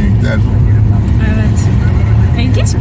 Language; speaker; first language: Turkish; non-native, fluent; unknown